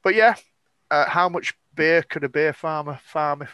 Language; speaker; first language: English; native; English